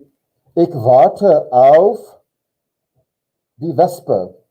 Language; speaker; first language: German; non-native, fluent; English